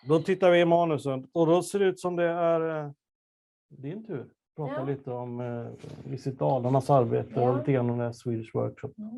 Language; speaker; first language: Swedish; native; Swedish